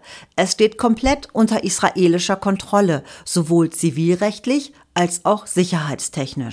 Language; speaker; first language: German; native; German